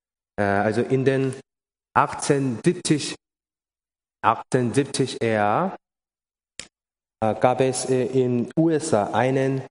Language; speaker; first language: German; non-native, learner; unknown